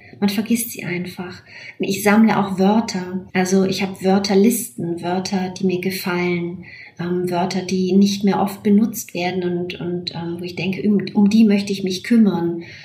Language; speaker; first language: German; native; German